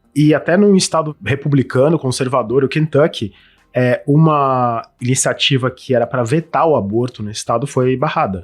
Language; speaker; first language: Portuguese; native; Portuguese